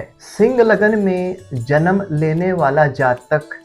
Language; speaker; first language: Hindi; native; Hindi